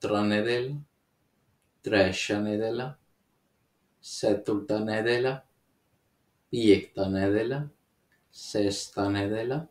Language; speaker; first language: Latvian; non-native, learner; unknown